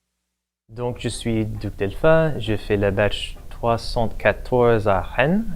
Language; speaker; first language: French; non-native, learner; English